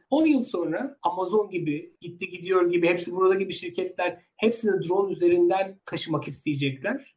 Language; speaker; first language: Turkish; native; Turkish